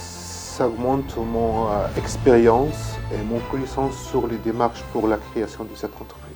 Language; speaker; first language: French; non-native, learner; Arabic